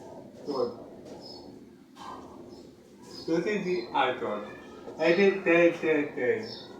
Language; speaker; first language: Spanish; non-native, learner; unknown